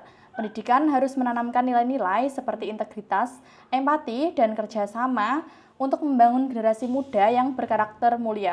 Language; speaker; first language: Indonesian; native; Indonesian